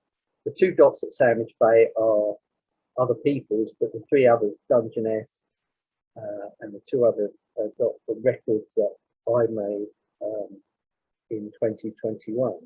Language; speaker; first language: English; native; English